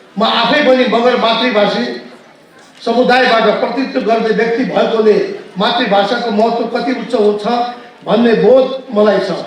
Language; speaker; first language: Nepali; non-native, local second language; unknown